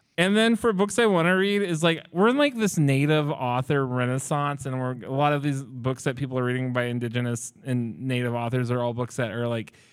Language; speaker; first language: English; native; English